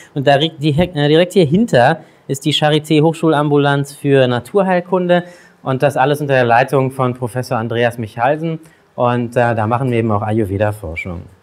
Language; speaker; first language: German; native; German